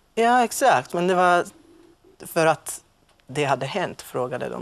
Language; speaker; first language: Swedish; non-native, fluent; Maltese